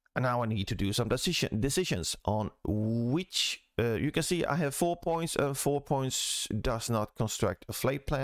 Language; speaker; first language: English; non-native, fluent; Swedish